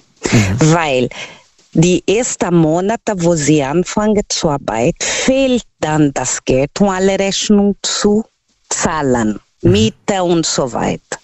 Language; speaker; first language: German; non-native, learner; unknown